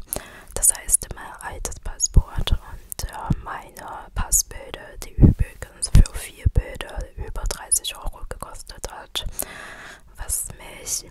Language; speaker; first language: German; non-native, fluent; Chinese